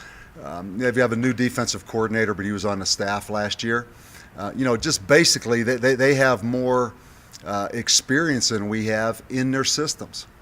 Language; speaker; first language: English; native; English